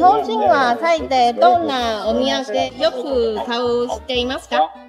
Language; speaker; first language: Japanese; non-native, fluent; Chinese